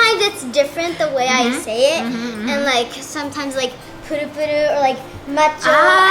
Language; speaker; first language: English; non-native, fluent; Japanese